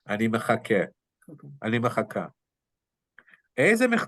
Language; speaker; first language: Hebrew; non-native, fluent; English